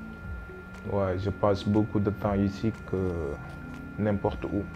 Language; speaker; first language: French; non-native, local second language; Wolof